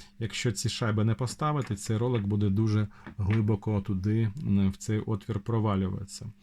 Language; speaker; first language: Ukrainian; non-native, local second language; Russian